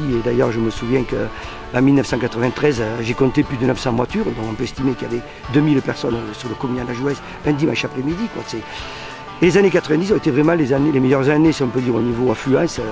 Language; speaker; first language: French; native; French